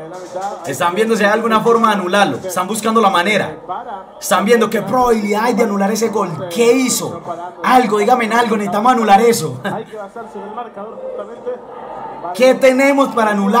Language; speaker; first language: Spanish; native; Spanish